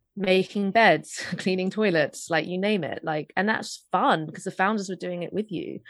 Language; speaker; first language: English; native; English